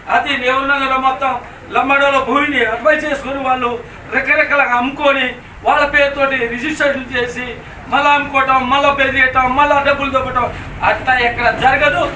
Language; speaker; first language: Telugu; non-native, local second language; Lambadi